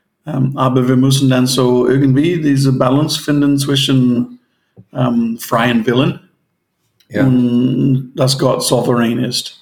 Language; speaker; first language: German; non-native, fluent; English